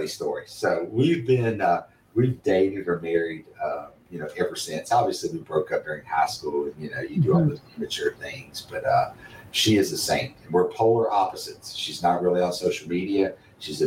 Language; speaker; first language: English; native; English